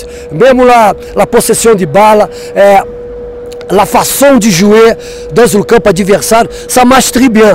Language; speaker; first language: French; non-native, fluent; Portuguese